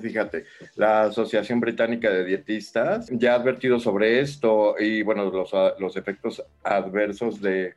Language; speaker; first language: Spanish; native; Spanish